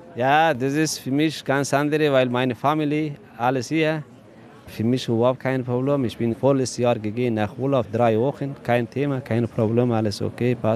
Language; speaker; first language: German; non-native, learner; Persian